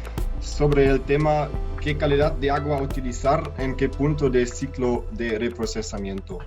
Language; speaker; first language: Spanish; non-native, learner; German